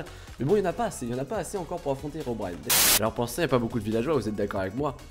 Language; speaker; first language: French; native; French